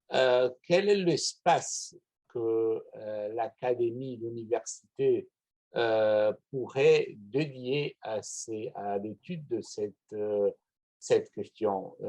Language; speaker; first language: French; non-native, fluent; Portuguese